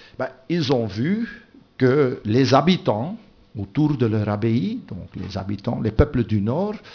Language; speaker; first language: French; non-native, local second language; Dutch